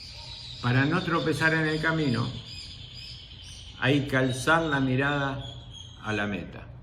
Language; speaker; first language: Spanish; native; Spanish